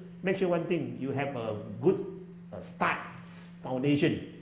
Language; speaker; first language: English; non-native, local second language; Chinese